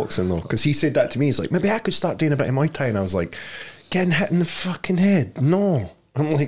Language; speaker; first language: English; native; English